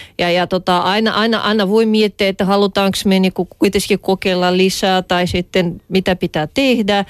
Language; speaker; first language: Finnish; non-native, fluent; Russian